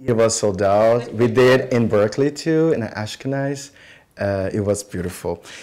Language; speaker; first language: English; non-native, fluent; Portuguese